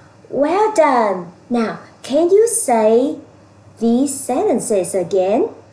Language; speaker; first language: English; non-native, fluent; Vietnamese